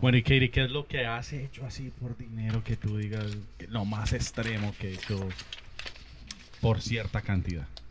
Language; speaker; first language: Spanish; native; Spanish